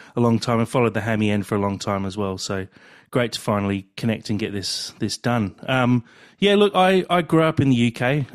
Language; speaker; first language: English; native; English